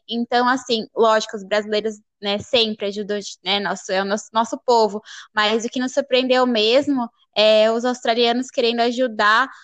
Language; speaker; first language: Portuguese; native; Portuguese